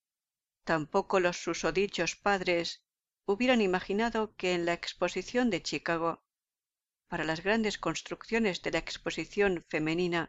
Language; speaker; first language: Spanish; native; Spanish